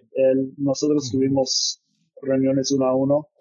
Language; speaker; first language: Spanish; non-native, fluent; English